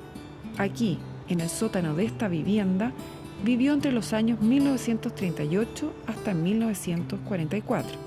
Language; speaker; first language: Spanish; native; Spanish